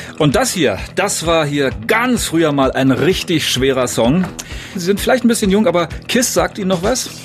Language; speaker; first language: German; native; German